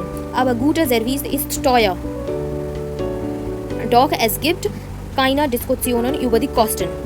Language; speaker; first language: German; non-native, fluent; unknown